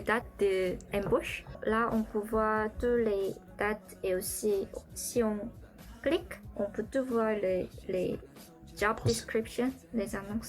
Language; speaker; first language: French; non-native, learner; Korean